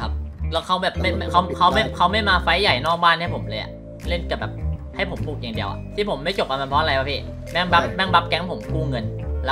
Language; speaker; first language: Thai; native; Thai